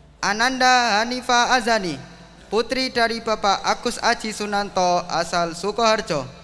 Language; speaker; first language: Indonesian; native; Indonesian